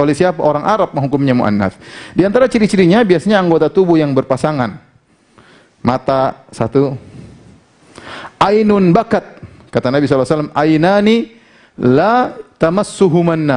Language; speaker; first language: Indonesian; native; Indonesian